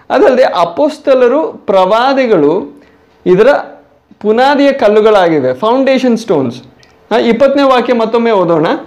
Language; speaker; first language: Kannada; non-native, local second language; Malayalam